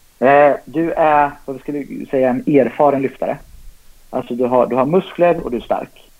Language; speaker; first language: Swedish; native; Swedish